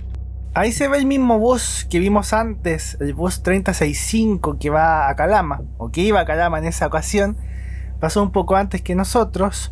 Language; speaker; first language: Spanish; native; Spanish